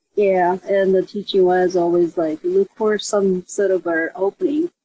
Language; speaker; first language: English; non-native, fluent; Japanese